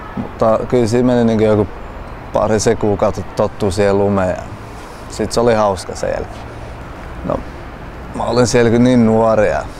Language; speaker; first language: Finnish; early bilingual, other home language; Albanian